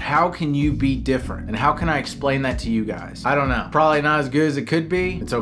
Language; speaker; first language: English; native; English